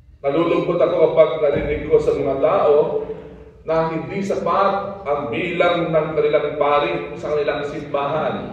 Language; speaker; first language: Filipino; non-native, local second language; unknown